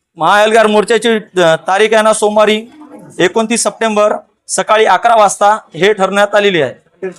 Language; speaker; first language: Marathi; non-native, local second language; Lambadi